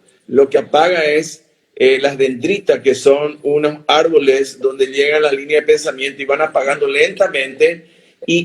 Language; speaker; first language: Spanish; native; Spanish